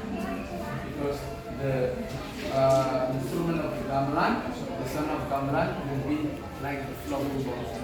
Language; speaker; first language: English; non-native, learner; Indonesian